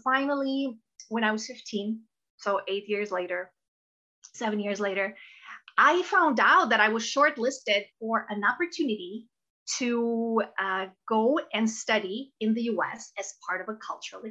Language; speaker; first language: English; non-native, fluent; Russian